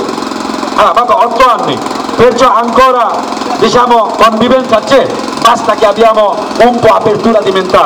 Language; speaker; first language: Italian; non-native, learner; Bangla